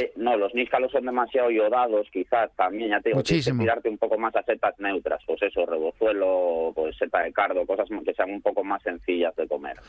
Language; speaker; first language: Spanish; native; Spanish